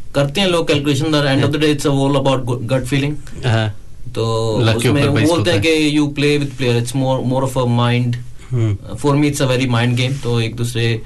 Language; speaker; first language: Hindi; native; Hindi